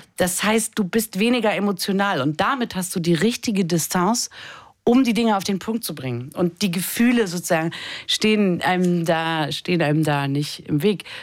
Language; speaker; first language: German; native; German